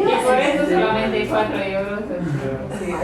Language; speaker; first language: Spanish; early bilingual, other home language; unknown